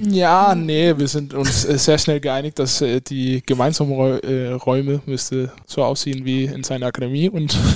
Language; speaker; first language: German; non-native, fluent; Danish